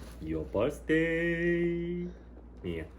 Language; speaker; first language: English; non-native, learner; Korean